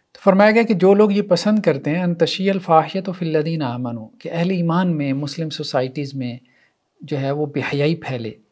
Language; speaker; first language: Urdu; native; Urdu